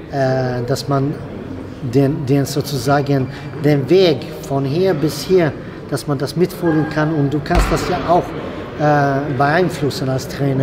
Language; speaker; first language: German; non-native, fluent; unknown